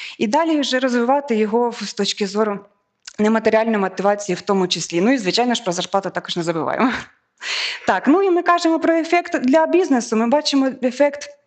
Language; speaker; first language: Ukrainian; native; Ukrainian